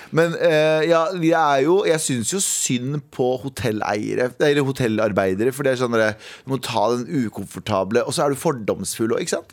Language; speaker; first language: Norwegian; early bilingual, other home language; Kurdish